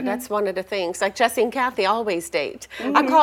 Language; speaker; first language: English; non-native, fluent; German